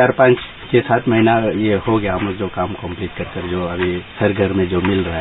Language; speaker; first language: Hindi; non-native, local second language; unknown